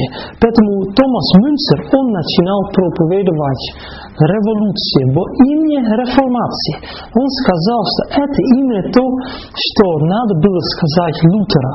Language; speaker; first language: Russian; non-native, fluent; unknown